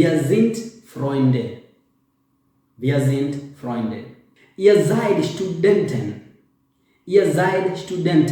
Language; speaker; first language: German; non-native, fluent; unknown